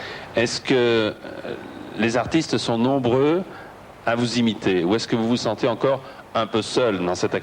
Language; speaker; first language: French; native; French